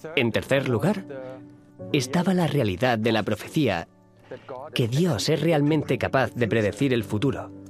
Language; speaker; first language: Spanish; non-native, fluent; German